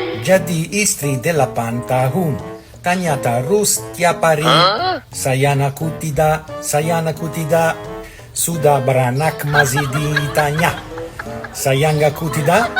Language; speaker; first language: Indonesian; non-native, learner; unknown